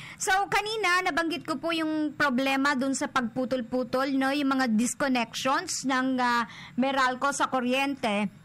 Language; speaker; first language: Filipino; native; Filipino